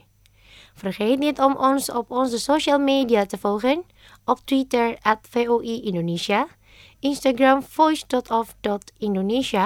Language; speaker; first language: Dutch; non-native, fluent; Indonesian